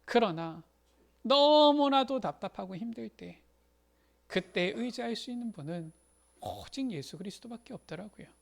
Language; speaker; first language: Korean; native; Korean